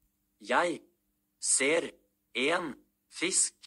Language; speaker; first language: Norwegian; non-native, learner; Amharic